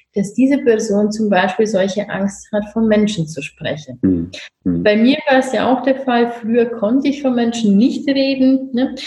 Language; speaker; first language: German; non-native, fluent; Romanian